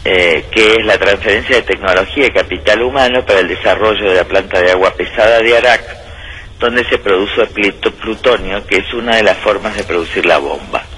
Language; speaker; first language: Spanish; native; Spanish